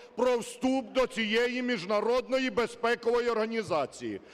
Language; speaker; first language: Ukrainian; native; Ukrainian